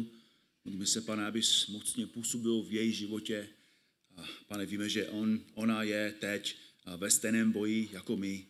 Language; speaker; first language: Czech; non-native, fluent; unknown